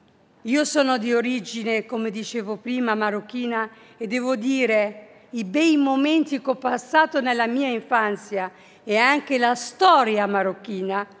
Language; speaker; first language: Italian; non-native, fluent; Arabic